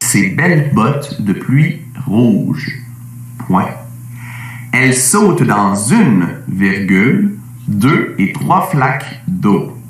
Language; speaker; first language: French; native; French